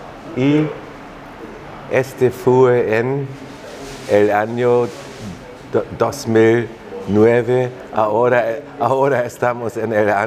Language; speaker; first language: Spanish; non-native, fluent; German